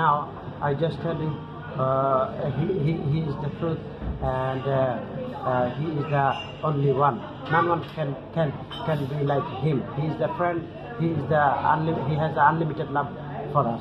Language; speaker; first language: English; non-native, learner; Bangla